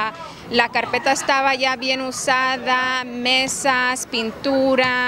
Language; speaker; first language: Spanish; early bilingual, other home language; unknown